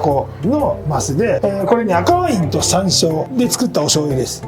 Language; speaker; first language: Japanese; native; Japanese